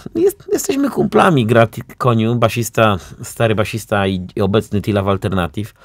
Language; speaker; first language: Polish; native; Polish